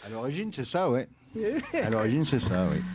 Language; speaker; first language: French; native; French